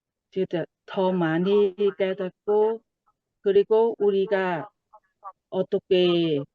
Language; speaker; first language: Korean; non-native, learner; Thai